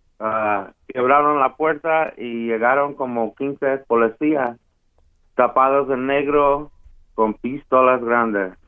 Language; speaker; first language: Spanish; early bilingual, heritage; Spanish